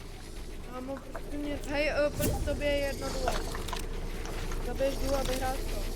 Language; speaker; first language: Czech; native; Czech